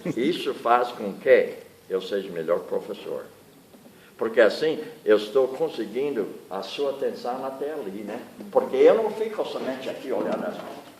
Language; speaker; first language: Portuguese; non-native, fluent; English